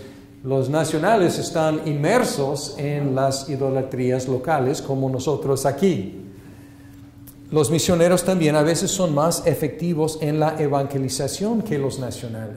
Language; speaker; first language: Spanish; non-native, fluent; English